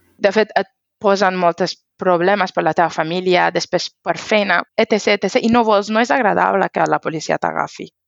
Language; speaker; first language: Catalan; non-native, fluent; Persian